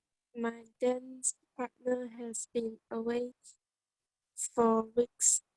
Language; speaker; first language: English; non-native, learner; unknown